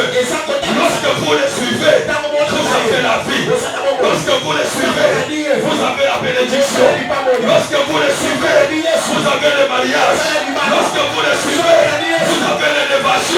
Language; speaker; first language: French; non-native, local second language; Lingala